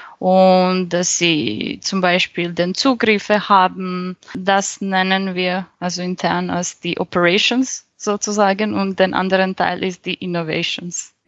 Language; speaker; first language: German; non-native, fluent; Serbian